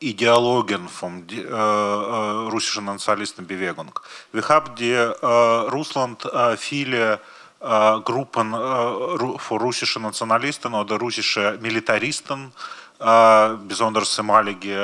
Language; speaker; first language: German; non-native, learner; Russian